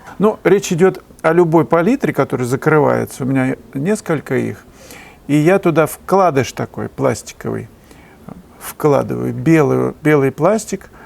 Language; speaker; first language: Russian; native; Russian